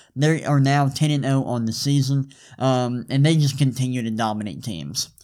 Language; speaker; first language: English; native; English